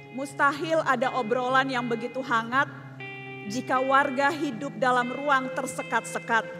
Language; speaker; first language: Indonesian; native; Indonesian